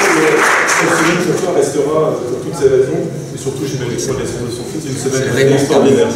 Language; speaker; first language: French; native; French